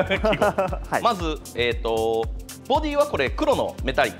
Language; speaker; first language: Japanese; native; Japanese